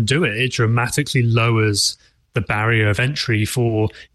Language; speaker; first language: English; native; English